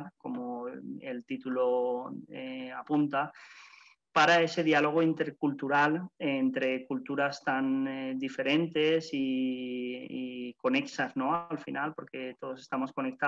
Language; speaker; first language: Spanish; native; Spanish